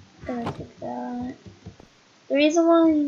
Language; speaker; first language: English; native; English